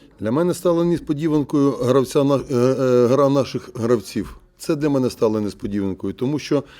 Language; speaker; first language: Ukrainian; native; Ukrainian